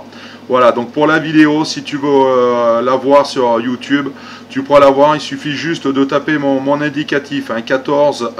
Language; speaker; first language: French; native; French